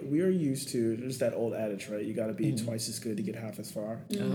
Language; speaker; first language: English; native; English